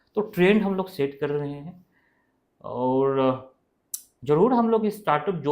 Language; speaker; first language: Hindi; non-native, local second language; Bangla